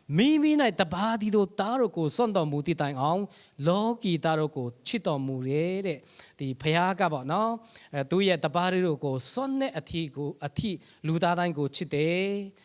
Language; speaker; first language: Burmese; non-native, local second language; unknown